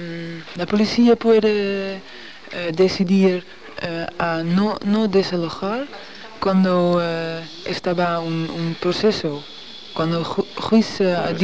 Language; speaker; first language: Spanish; non-native, learner; Dutch